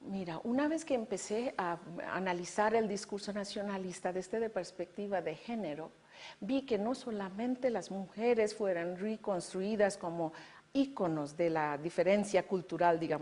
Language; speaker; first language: Spanish; non-native, fluent; Bangla